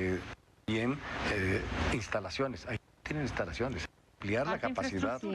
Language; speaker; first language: Spanish; native; Spanish